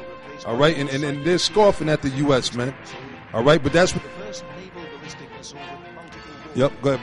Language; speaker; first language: English; native; English